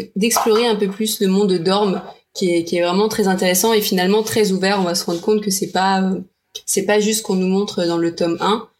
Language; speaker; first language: French; early bilingual, heritage; Portuguese